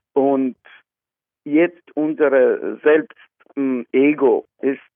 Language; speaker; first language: German; non-native, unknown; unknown